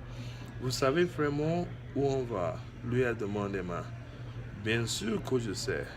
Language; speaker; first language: French; non-native, learner; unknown